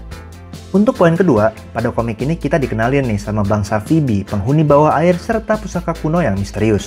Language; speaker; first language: Indonesian; native; Indonesian